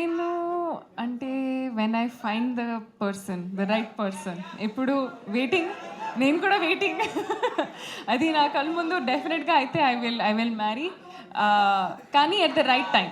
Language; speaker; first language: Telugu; non-native, local second language; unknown